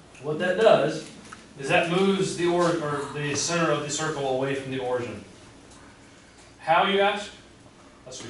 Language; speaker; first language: English; native; English